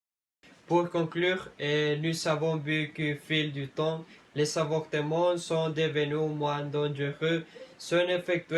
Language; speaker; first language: French; non-native, learner; Spanish